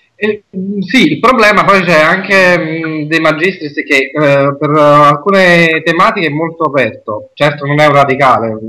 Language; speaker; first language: Italian; native; Italian